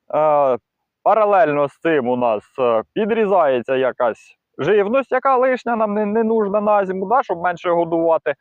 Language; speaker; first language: Ukrainian; non-native, local second language; Russian